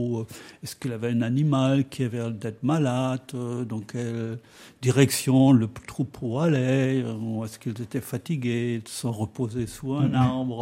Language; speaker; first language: French; native; French